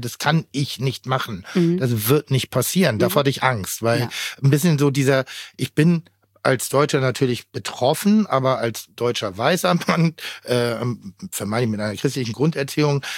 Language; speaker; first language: German; native; German